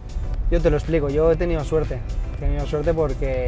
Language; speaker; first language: Spanish; native; Spanish